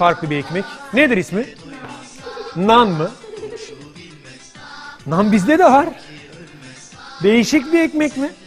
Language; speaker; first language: Turkish; native; Turkish